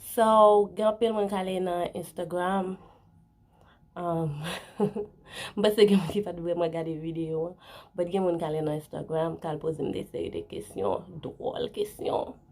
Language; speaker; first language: French; non-native, learner; Haitian Creole